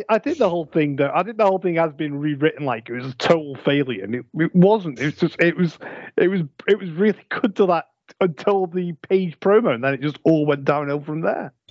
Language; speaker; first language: English; native; English